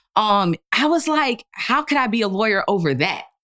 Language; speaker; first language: English; early bilingual, other home language; Yoruba